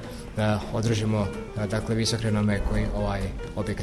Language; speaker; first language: Croatian; native; Croatian